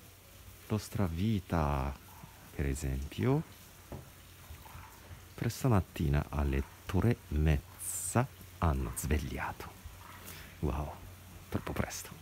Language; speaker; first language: Italian; non-native, learner; Japanese